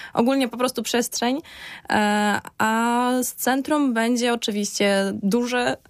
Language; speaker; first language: Polish; non-native, fluent; Ukrainian